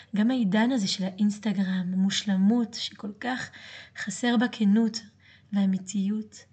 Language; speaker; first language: Hebrew; early bilingual, other home language; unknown